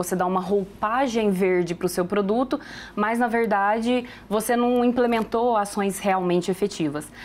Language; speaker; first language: Portuguese; native; Portuguese